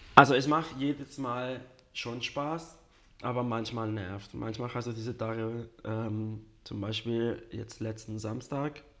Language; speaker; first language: German; non-native, fluent; Spanish